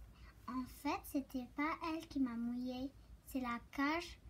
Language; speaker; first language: French; early bilingual, other home language; Turkish